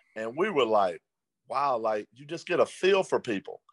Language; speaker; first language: English; native; English